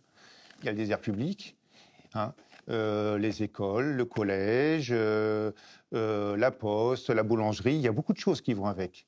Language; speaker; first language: French; native; French